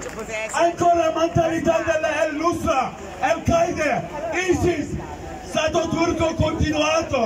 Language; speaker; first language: Italian; non-native, learner; Kurdish